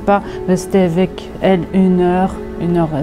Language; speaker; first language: French; non-native, fluent; Russian